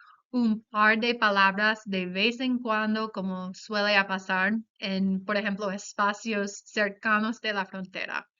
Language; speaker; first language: Spanish; non-native, fluent; English